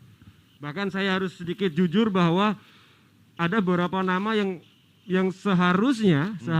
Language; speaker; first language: Indonesian; native; Indonesian